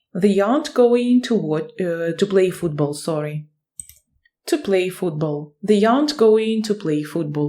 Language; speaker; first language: English; non-native, fluent; Ukrainian